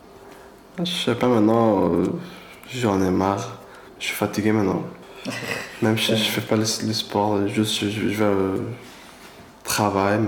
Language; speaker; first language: French; non-native, learner; Persian